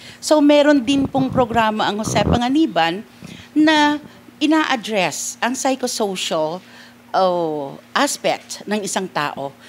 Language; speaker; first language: Filipino; non-native, local second language; Bikol